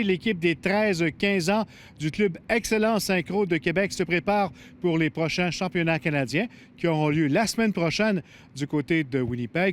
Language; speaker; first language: French; native; French